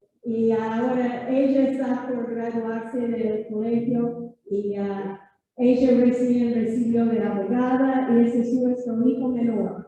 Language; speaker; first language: Spanish; non-native, fluent; English